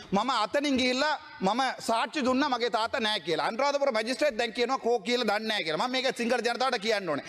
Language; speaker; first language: Sinhala; non-native, local second language; Tamil